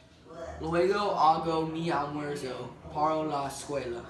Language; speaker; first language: Spanish; non-native, learner; English